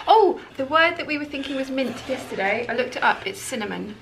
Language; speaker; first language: English; native; English